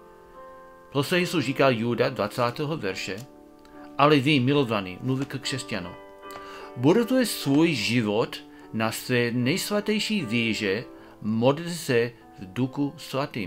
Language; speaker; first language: Czech; non-native, fluent; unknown